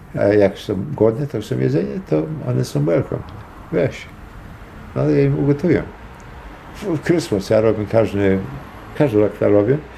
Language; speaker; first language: Polish; early bilingual, heritage; Polish